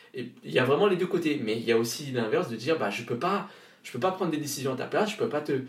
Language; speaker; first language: French; native; French